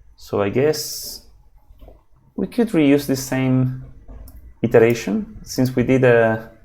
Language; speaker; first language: English; non-native, fluent; Spanish